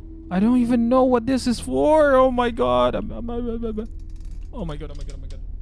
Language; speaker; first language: English; non-native, local second language; Malay